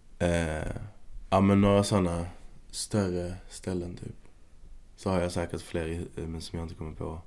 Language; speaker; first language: Swedish; early bilingual, other home language; Arabic